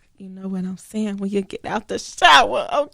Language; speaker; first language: English; native; English